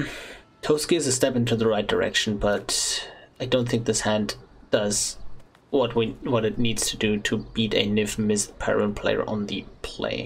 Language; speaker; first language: English; non-native, fluent; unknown